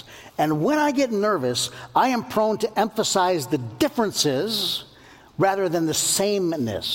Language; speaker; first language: English; native; English